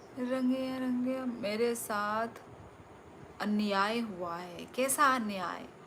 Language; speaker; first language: Hindi; non-native, local second language; Kok Borok